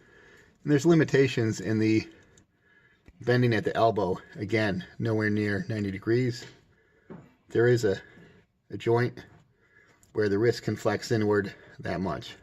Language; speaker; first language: English; native; English